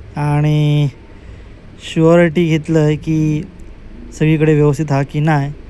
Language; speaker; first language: Marathi; native; Marathi